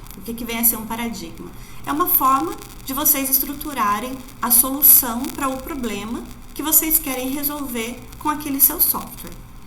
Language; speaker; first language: Portuguese; native; Portuguese